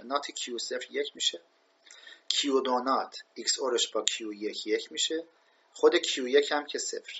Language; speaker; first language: Persian; native; Persian